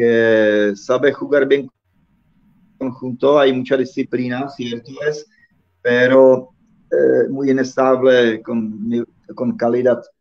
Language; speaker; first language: Spanish; non-native, fluent; Czech